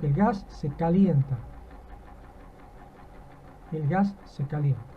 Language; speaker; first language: Spanish; native; Spanish